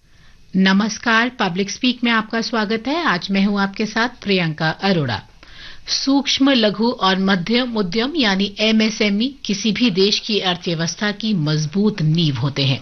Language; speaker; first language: Hindi; native; Hindi